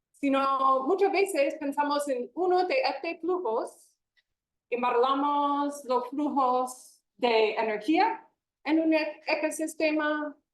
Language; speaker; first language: Spanish; non-native, fluent; English